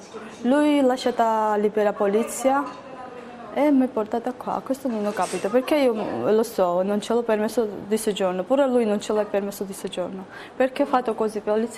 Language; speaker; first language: Italian; non-native, learner; Georgian